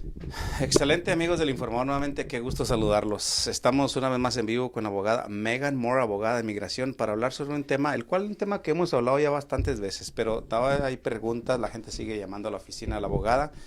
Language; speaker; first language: Spanish; native; Spanish